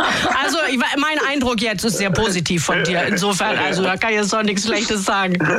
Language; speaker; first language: German; native; German